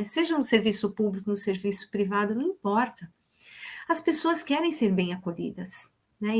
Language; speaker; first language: Portuguese; native; Portuguese